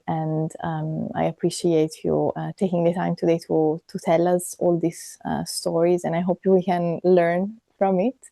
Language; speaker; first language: English; non-native, fluent; Italian